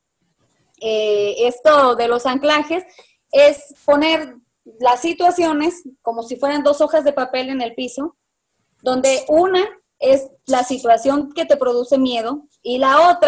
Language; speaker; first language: Spanish; native; Spanish